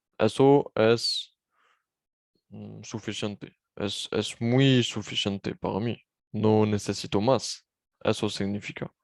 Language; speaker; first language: Spanish; non-native, learner; French